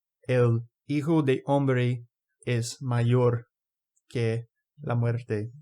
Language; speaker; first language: Spanish; non-native, fluent; English